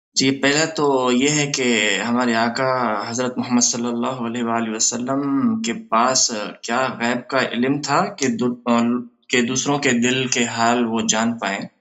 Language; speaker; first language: Urdu; non-native, local second language; Sindhi